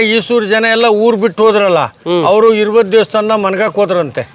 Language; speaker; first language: Kannada; native; Kannada